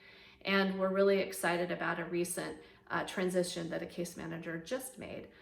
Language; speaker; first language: English; native; English